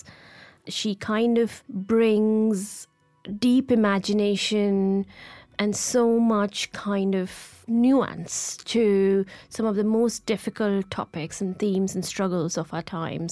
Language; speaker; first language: English; non-native, local second language; Gujarati